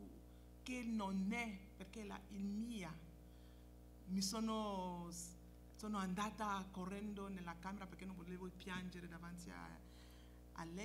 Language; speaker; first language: Italian; non-native, fluent; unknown